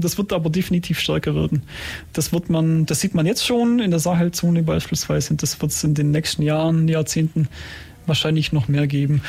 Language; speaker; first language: German; native; German